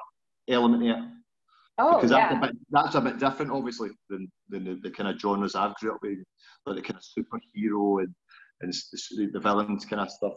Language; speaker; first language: English; native; English